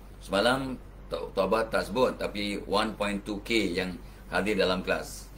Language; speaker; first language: Malay; native; Malay